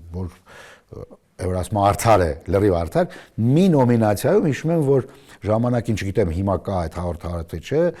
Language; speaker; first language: Armenian; native; Armenian